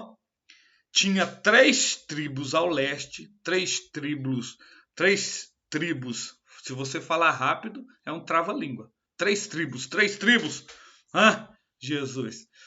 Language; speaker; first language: Portuguese; native; Portuguese